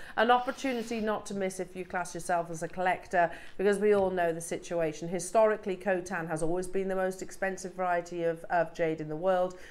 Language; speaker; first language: English; native; English